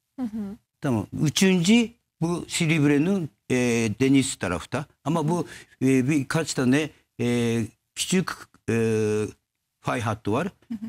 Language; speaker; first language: Turkish; non-native, learner; Japanese